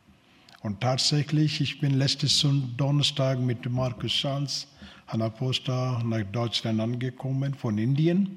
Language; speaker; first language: German; non-native, learner; Telugu